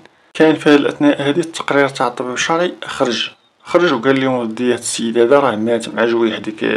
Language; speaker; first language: Arabic; native; Arabic